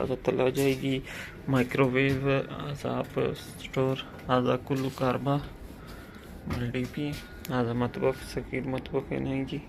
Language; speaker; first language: Arabic; non-native, learner; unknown